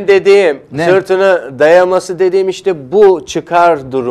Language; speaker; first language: Turkish; native; Turkish